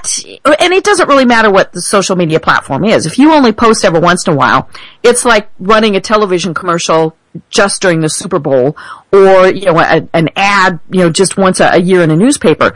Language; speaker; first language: English; native; English